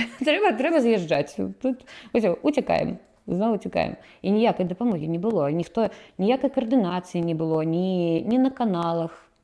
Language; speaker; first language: Belarusian; non-native, local second language; Russian